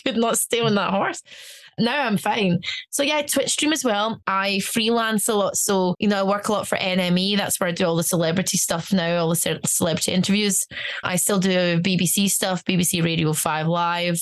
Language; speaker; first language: English; native; English